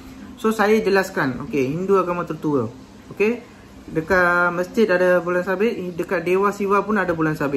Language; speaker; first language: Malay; non-native, local second language; Tamil